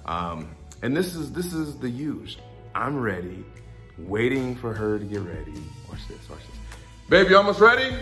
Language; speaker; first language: English; native; English